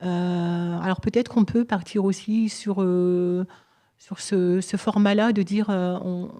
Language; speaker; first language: French; native; French